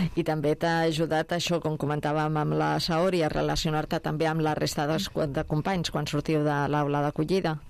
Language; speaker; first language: Catalan; native; Catalan